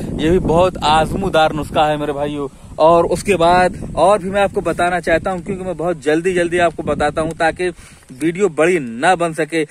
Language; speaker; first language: Hindi; native; Hindi